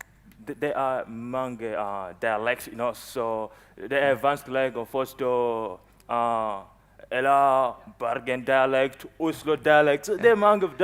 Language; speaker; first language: Norwegian; non-native, learner; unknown